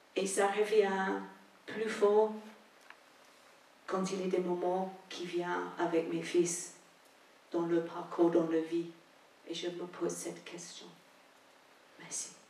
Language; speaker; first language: French; non-native, fluent; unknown